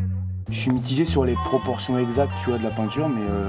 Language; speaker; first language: French; native; French